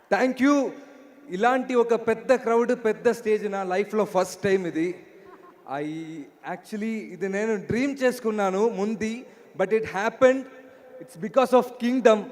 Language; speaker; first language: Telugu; non-native, learner; Malayalam